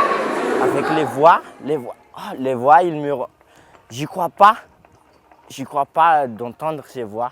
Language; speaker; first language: French; non-native, local second language; Malagasy